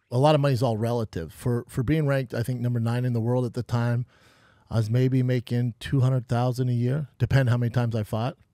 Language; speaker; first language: English; native; English